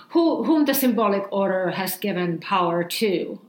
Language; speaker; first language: English; non-native, fluent; Finnish